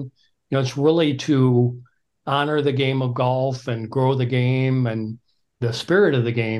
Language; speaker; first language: English; native; English